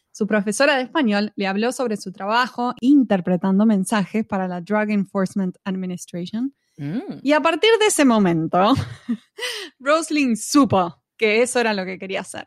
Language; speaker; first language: Spanish; native; Spanish